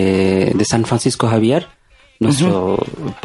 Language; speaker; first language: Spanish; non-native, learner; Bangla